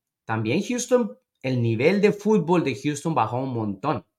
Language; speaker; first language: Spanish; native; Spanish